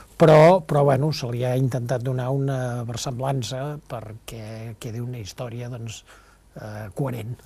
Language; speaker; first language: Catalan; native; Catalan